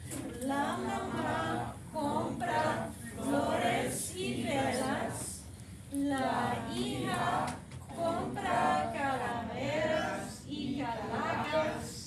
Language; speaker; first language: Spanish; non-native, fluent; English